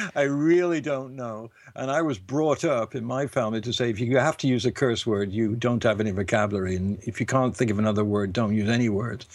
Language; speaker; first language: English; native; English